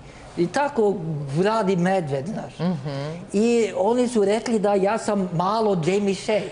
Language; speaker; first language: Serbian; non-native, learner; Norwegian